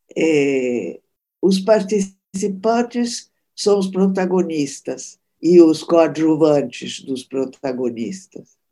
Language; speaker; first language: Portuguese; early bilingual, other home language; Italian